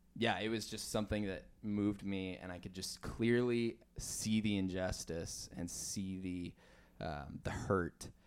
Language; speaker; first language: English; native; English